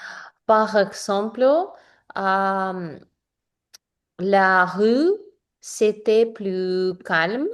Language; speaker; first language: French; non-native, learner; English